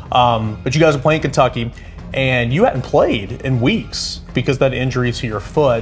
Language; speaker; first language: English; native; English